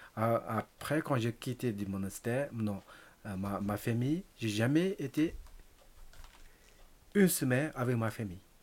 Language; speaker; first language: French; non-native, learner; Tibetan